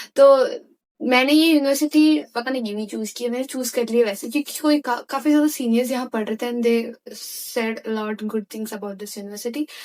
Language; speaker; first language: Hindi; non-native, local second language; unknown